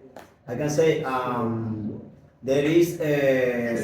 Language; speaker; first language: English; non-native, learner; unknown